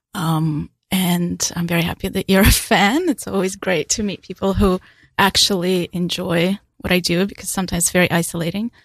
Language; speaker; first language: English; non-native, fluent; Russian